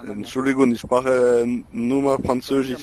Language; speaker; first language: German; non-native, learner; French